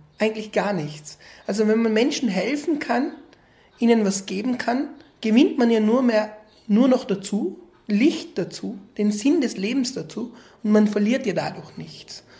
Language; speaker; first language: German; early bilingual, other home language; Turkish